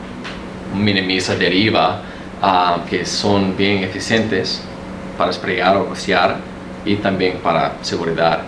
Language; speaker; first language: Spanish; early bilingual, heritage; Spanish